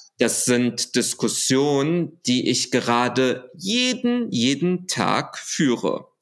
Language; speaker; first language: German; early bilingual, other home language; Arabic